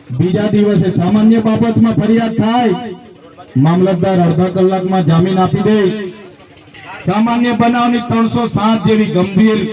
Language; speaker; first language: Gujarati; non-native, local second language; Vasavi